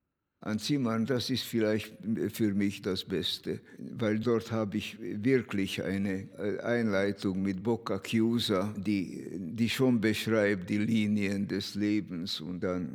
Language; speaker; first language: German; non-native, fluent; Hungarian